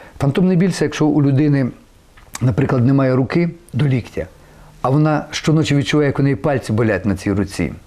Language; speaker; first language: Ukrainian; native; Ukrainian